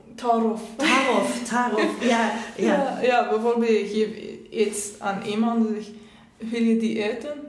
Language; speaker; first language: Dutch; non-native, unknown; Persian